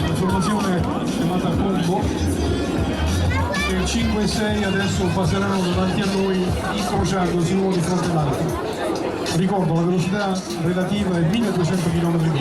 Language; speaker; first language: Italian; native; Italian